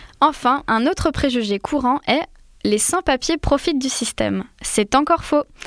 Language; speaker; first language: French; native; French